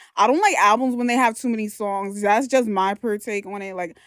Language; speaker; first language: English; native; English